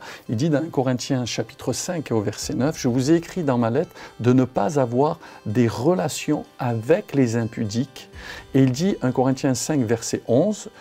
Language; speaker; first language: French; native; French